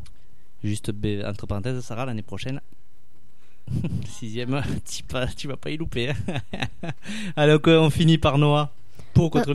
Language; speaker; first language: French; native; French